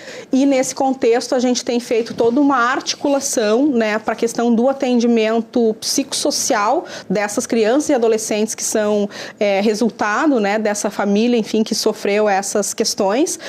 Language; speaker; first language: Portuguese; native; Portuguese